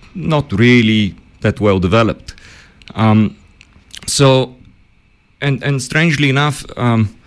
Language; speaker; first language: English; early bilingual, other home language; Bulgarian